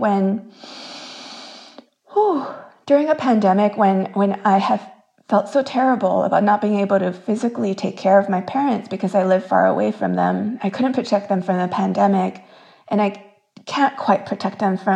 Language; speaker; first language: English; early bilingual, other home language; Korean